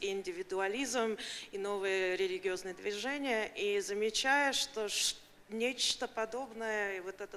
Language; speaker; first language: Russian; early bilingual, heritage; Russian